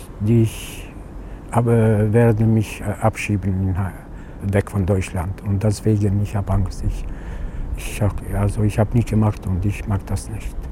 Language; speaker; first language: German; non-native, learner; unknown